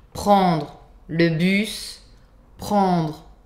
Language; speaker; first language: English; non-native, fluent; French